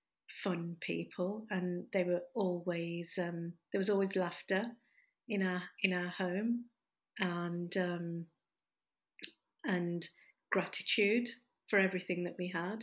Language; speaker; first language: English; native; English